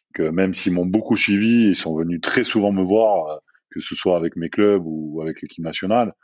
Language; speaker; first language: French; native; French